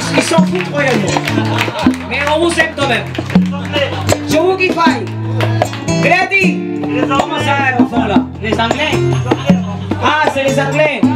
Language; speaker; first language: French; non-native, fluent; Spanish